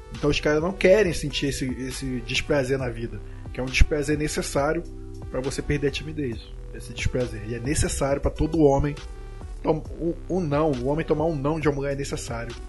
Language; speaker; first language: Portuguese; native; Portuguese